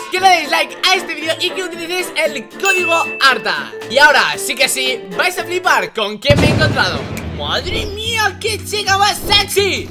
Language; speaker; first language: Spanish; native; Spanish